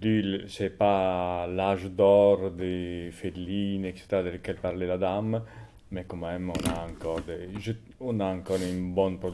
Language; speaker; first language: French; non-native, fluent; Italian